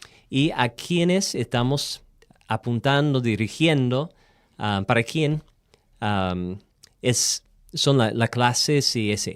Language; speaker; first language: Spanish; non-native, fluent; English